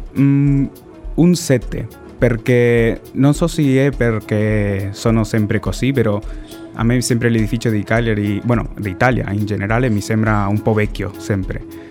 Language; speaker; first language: Italian; non-native, learner; Spanish